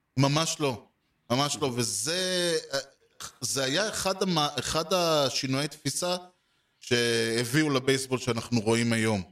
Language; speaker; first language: Hebrew; native; Hebrew